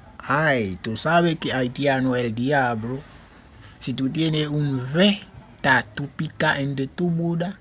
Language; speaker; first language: Spanish; non-native, learner; Haitian Creole